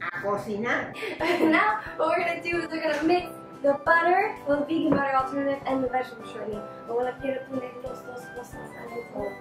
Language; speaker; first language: English; native; English